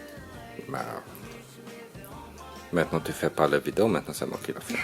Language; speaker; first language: French; non-native, learner; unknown